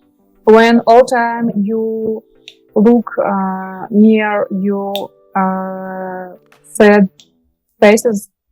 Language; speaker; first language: English; non-native, learner; Russian